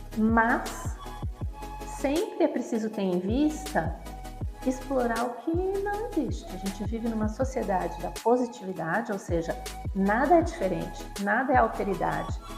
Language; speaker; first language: Portuguese; native; Portuguese